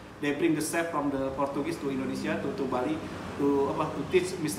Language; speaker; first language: English; non-native, learner; Indonesian